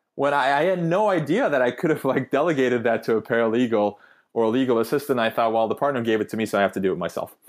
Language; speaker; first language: English; non-native, fluent; Turkish